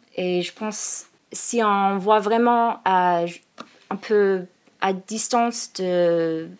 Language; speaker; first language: French; non-native, learner; English